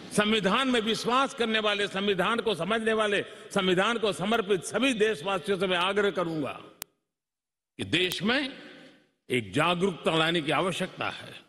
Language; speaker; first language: Hindi; non-native, local second language; Gujarati